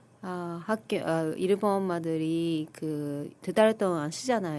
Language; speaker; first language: Korean; non-native, learner; Japanese